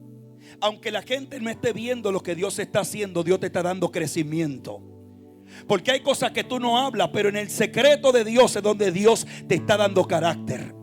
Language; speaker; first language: Spanish; native; Spanish